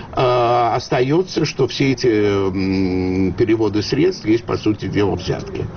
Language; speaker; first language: Russian; native; Russian